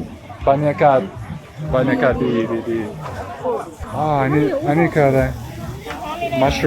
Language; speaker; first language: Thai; non-native, learner; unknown